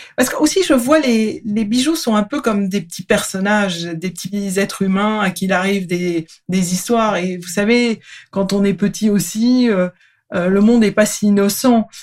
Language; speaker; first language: French; native; French